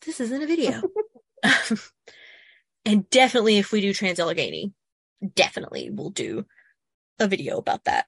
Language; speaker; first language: English; native; English